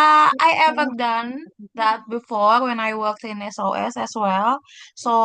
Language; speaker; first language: English; non-native, fluent; Indonesian